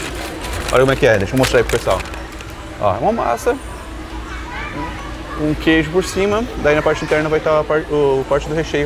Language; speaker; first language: Portuguese; native; Portuguese